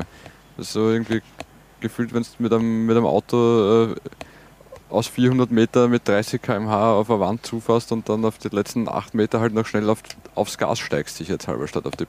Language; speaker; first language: German; native; German